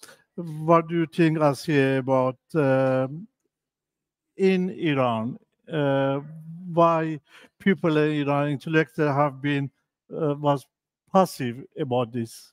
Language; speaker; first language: English; non-native, learner; Persian